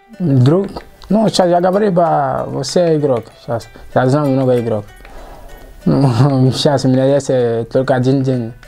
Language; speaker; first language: Russian; non-native, learner; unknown